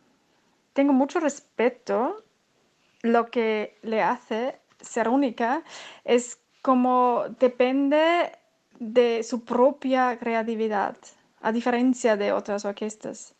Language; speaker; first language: Spanish; non-native, fluent; German